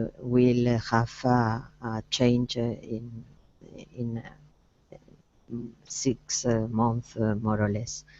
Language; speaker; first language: English; non-native, learner; Spanish